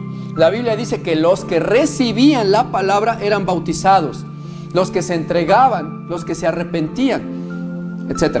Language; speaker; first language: Spanish; native; Spanish